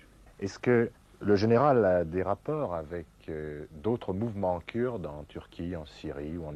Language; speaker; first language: French; native; French